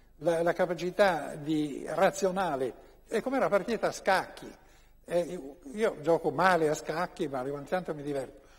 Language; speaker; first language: Italian; native; Italian